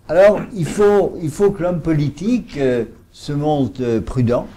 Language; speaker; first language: French; native; French